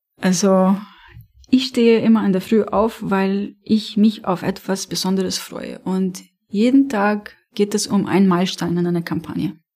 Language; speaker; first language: German; non-native, fluent; Arabic